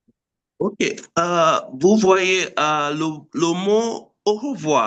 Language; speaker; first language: French; non-native, fluent; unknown